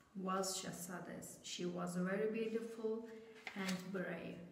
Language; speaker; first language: English; non-native, learner; Turkish